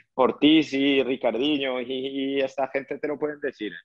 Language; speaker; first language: Spanish; early bilingual, heritage; French